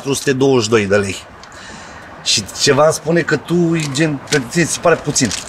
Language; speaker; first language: Romanian; native; Romanian